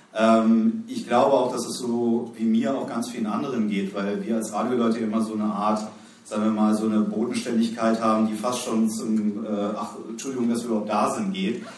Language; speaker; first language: German; native; German